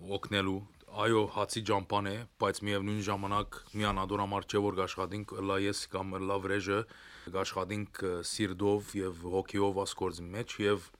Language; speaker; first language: Armenian; early bilingual, heritage; Armenian